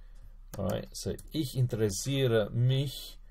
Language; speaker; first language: German; non-native, fluent; English